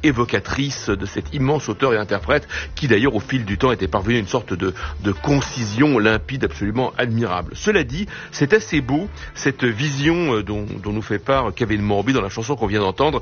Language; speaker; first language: French; native; French